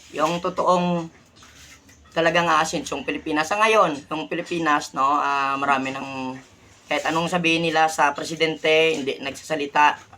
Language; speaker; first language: Filipino; non-native, local second language; Hiligaynon